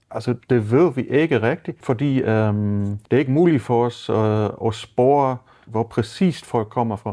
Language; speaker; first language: Danish; non-native, fluent; German